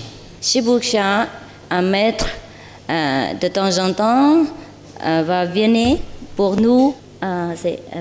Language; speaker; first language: French; non-native, learner; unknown